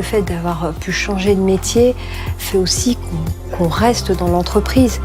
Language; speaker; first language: French; native; French